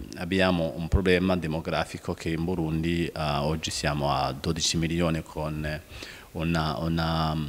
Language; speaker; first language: Italian; non-native, fluent; Rundi